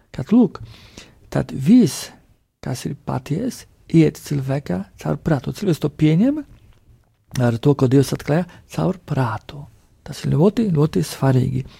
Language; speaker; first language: Latvian; non-native, fluent; Polish